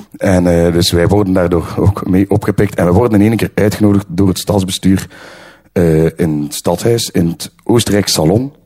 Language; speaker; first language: Dutch; native; Dutch